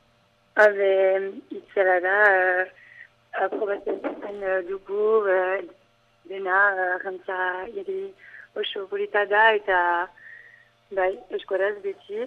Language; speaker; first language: Basque; non-native, learner; French